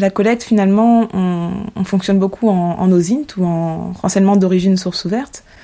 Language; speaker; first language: French; native; French